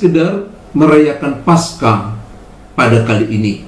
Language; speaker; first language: Indonesian; native; Indonesian